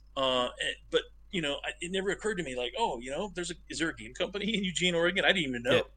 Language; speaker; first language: English; native; English